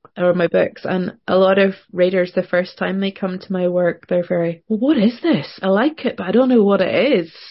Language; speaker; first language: English; native; English